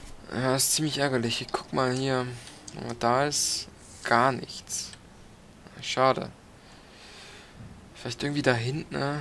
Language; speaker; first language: German; native; German